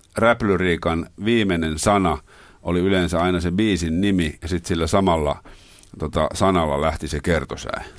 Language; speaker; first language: Finnish; native; Finnish